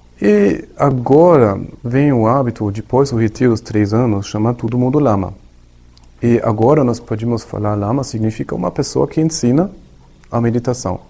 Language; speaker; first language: Portuguese; non-native, learner; German